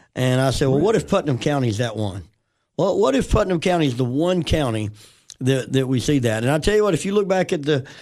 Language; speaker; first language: English; native; English